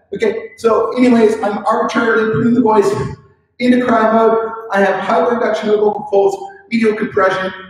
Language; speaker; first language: English; native; English